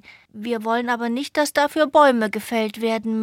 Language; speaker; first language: German; native; German